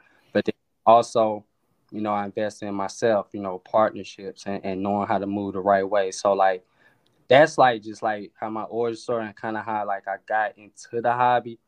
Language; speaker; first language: English; native; English